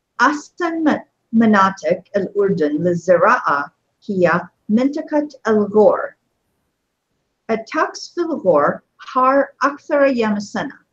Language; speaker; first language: Arabic; non-native, fluent; English